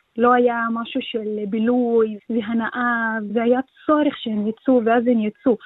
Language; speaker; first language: Hebrew; non-native, local second language; Arabic